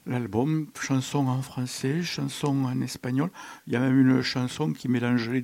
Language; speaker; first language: French; native; French